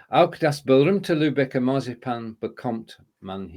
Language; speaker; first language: German; non-native, learner; English